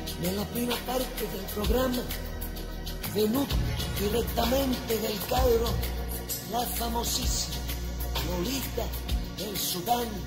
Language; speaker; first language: Italian; non-native, learner; French